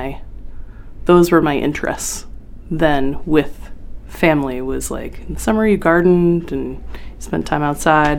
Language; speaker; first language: English; native; English